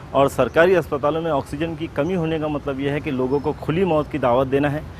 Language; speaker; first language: Hindi; non-native, local second language; Urdu